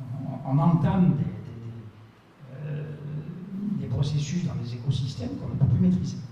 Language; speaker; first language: French; native; French